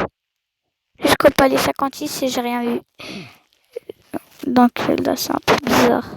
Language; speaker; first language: French; native; French